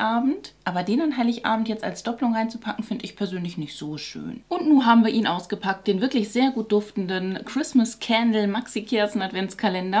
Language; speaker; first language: German; native; German